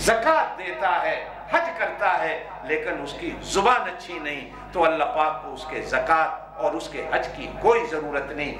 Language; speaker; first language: Urdu; non-native, local second language; Punjabi